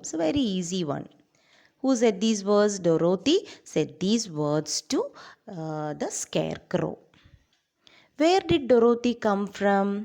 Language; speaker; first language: English; non-native, local second language; Malayalam